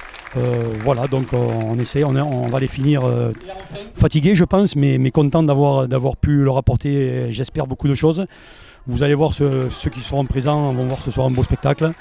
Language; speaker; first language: French; native; French